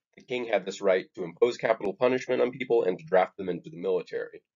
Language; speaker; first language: English; native; English